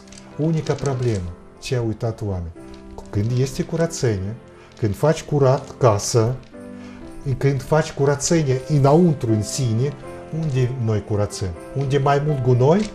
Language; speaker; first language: Romanian; non-native, fluent; Russian